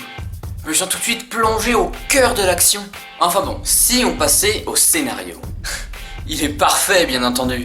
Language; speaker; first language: French; native; French